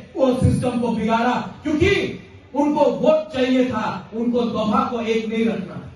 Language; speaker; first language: Hindi; non-native, local second language; Kok Borok